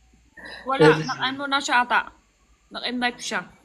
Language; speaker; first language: Filipino; non-native, learner; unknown